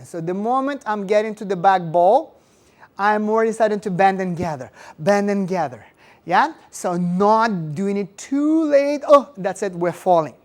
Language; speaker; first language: English; non-native, fluent; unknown